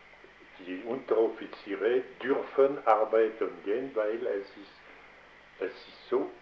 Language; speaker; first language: German; non-native, learner; French